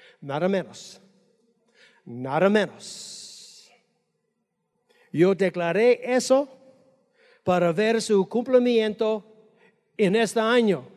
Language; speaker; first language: Spanish; non-native, fluent; English